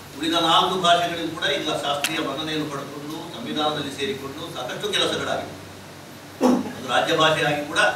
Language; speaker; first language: Kannada; non-native, local second language; Tulu